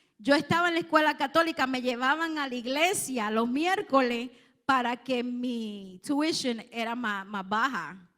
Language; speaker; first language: Spanish; early bilingual, heritage; Spanish